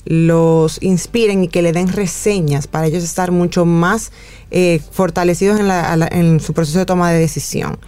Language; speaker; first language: Spanish; native; Spanish